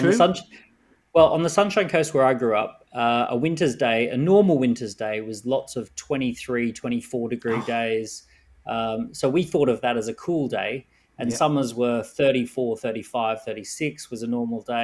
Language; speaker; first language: English; native; English